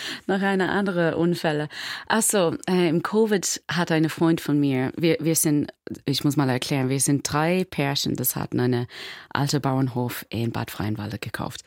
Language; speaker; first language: German; non-native, learner; English